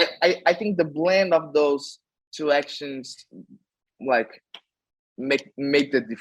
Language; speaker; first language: English; non-native, fluent; Portuguese